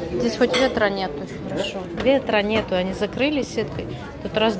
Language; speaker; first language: Russian; native; Russian